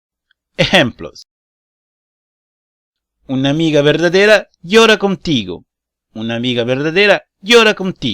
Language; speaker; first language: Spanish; non-native, learner; Portuguese